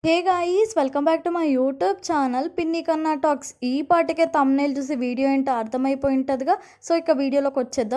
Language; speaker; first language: Telugu; native; Telugu